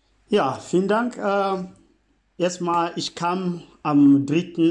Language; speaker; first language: German; non-native, fluent; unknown